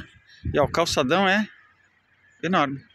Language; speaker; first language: Portuguese; native; Portuguese